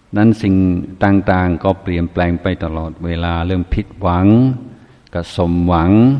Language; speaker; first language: Thai; non-native, fluent; English